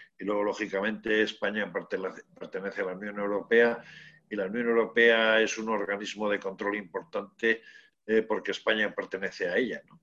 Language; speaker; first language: Spanish; native; Spanish